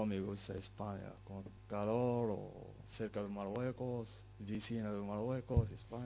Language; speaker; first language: Spanish; non-native, learner; Arabic